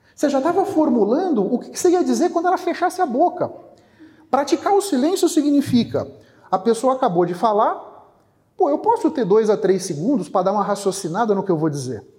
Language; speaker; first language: Portuguese; native; Portuguese